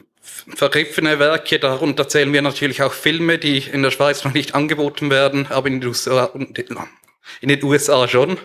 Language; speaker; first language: German; native; German